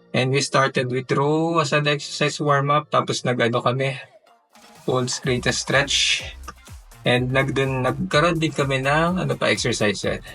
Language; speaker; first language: Filipino; native; Filipino